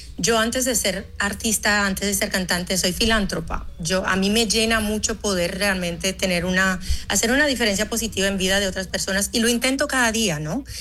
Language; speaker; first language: Spanish; early bilingual, other home language; Haitian Creole